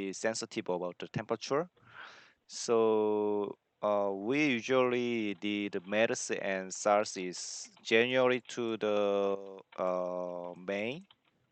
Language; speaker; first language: English; non-native, learner; Korean